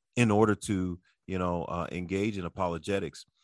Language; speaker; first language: English; early bilingual, other home language; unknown